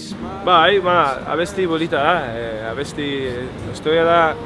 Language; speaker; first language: Basque; non-native, learner; English